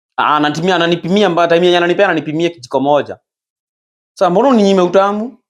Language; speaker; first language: Swahili; native; Swahili